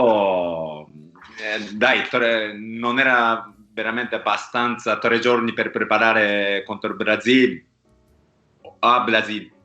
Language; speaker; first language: Italian; non-native, learner; Japanese